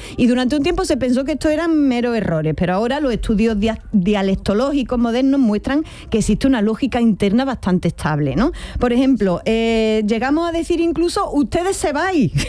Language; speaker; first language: Spanish; native; Spanish